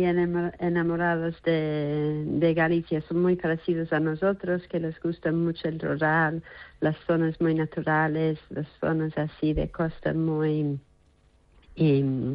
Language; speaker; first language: Spanish; non-native, fluent; English